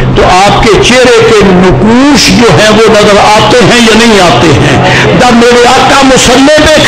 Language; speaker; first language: Urdu; non-native, local second language; Punjabi